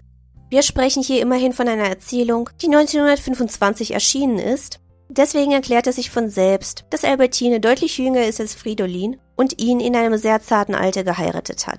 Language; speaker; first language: German; native; German